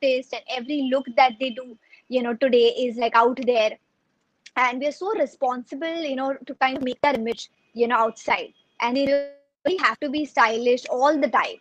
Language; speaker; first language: English; non-native, local second language; Hindi